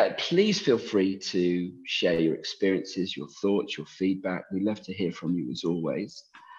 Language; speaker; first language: English; native; English